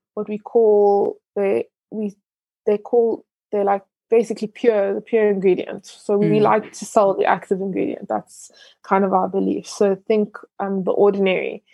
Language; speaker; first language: English; early bilingual, other home language; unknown